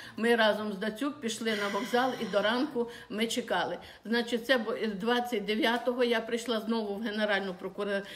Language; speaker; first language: Ukrainian; native; Ukrainian